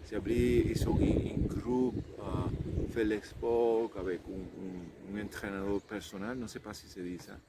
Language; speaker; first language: French; non-native, learner; Spanish